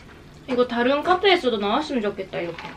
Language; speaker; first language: Korean; non-native, fluent; Japanese